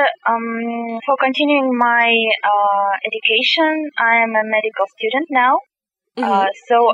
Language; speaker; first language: English; non-native, fluent; Kazakh